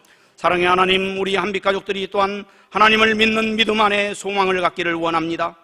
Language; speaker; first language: Korean; native; Korean